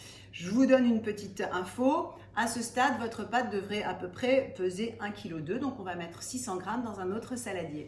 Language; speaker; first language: French; native; French